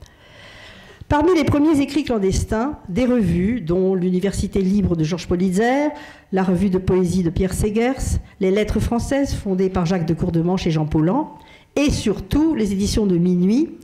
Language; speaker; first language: French; native; French